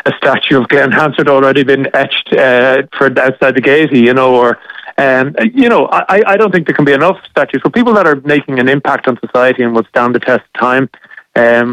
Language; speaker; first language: English; native; English